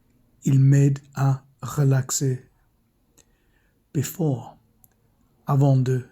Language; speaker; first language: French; non-native, fluent; English